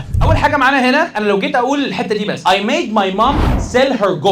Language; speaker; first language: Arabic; native; Arabic